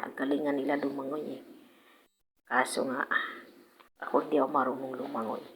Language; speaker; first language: Filipino; non-native, local second language; Cebuano